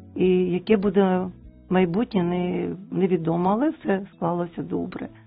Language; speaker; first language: Ukrainian; non-native, local second language; Russian